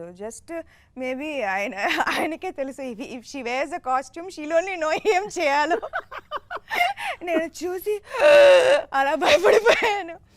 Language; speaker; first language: Telugu; non-native, fluent; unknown